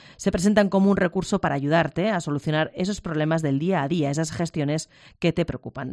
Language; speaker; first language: Spanish; native; Spanish